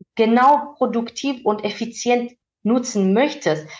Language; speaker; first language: German; non-native, fluent; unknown